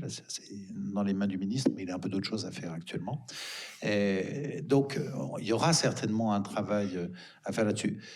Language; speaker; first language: French; native; French